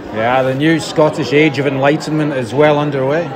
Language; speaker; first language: English; non-native, fluent; Portuguese